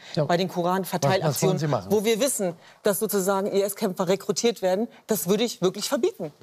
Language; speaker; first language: German; native; German